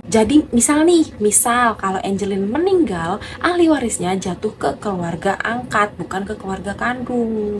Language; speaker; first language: Indonesian; native; Indonesian